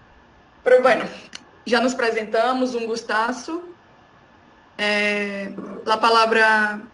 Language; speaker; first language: Spanish; non-native, fluent; Portuguese